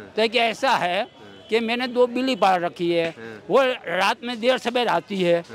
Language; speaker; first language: Hindi; non-native, local second language; Gujarati